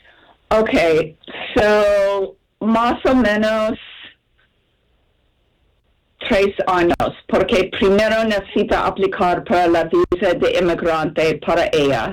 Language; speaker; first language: Spanish; non-native, fluent; English